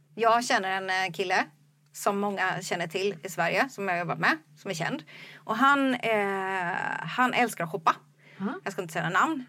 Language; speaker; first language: Swedish; native; Swedish